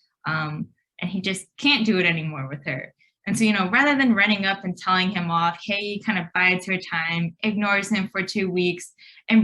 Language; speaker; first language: English; native; English